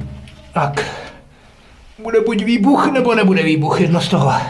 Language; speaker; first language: Czech; native; Czech